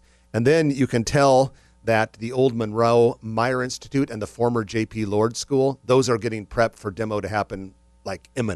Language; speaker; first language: English; native; English